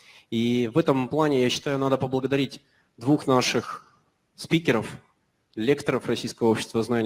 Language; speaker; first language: Russian; native; Russian